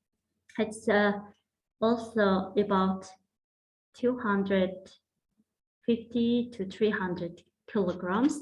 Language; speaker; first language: English; non-native, fluent; Mongolian